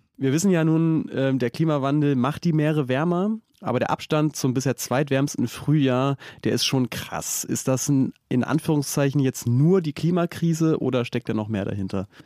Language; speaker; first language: German; native; German